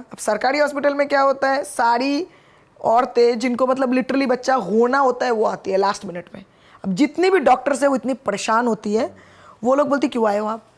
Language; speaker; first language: Hindi; non-native, local second language; Bangla